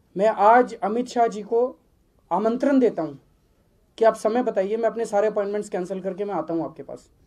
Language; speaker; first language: Hindi; native; Hindi